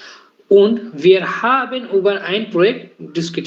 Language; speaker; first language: German; non-native, fluent; Bangla